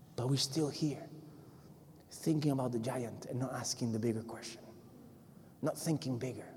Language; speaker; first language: English; non-native, fluent; Spanish